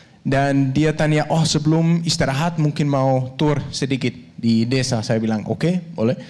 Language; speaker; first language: Indonesian; non-native, fluent; Danish